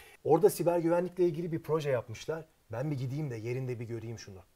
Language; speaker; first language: Turkish; native; Turkish